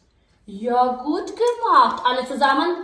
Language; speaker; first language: German; non-native, fluent; Russian